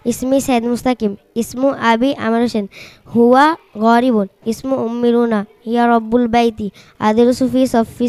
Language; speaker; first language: Arabic; non-native, learner; Bangla